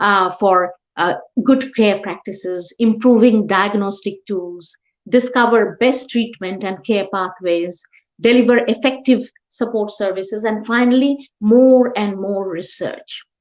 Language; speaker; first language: English; non-native, local second language; Bangla